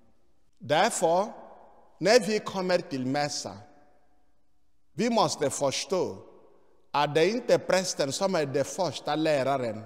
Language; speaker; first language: Swedish; non-native, fluent; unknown